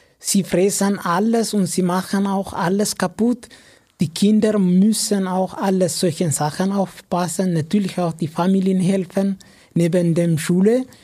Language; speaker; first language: German; non-native, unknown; Amharic